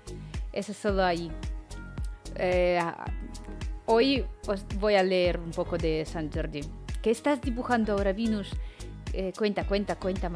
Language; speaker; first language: Spanish; non-native, fluent; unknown